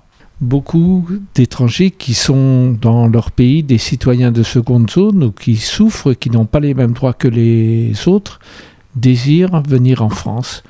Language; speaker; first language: French; native; French